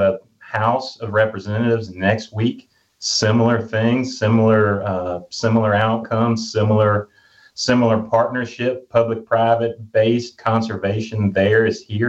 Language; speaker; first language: English; native; English